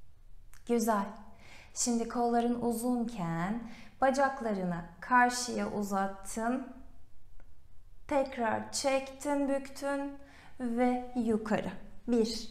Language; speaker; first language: Turkish; native; Turkish